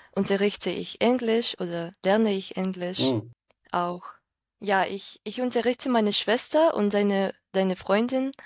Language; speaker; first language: German; non-native, fluent; Ukrainian